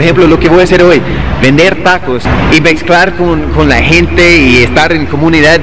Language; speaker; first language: Spanish; non-native, fluent; English